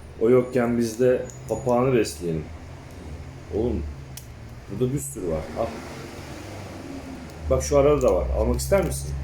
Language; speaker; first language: Turkish; native; Turkish